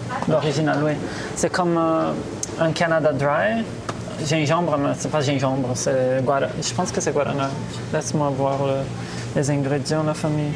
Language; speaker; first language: French; early bilingual, heritage; Portuguese